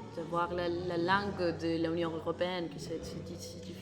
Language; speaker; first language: French; non-native, learner; Spanish